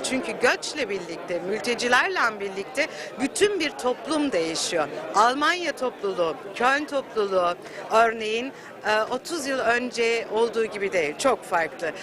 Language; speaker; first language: Turkish; early bilingual, other home language; Kurdish